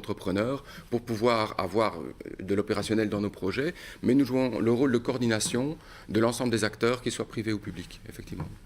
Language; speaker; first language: French; native; French